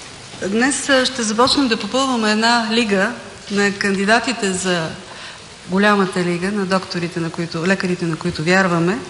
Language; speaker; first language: Bulgarian; native; Bulgarian